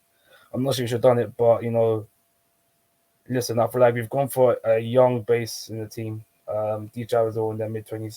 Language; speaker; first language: English; native; English